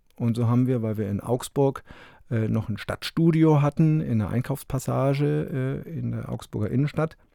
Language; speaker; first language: German; native; German